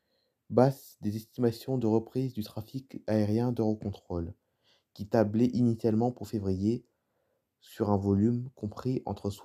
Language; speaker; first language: French; native; French